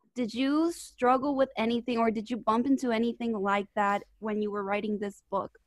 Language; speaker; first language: English; early bilingual, other home language; Spanish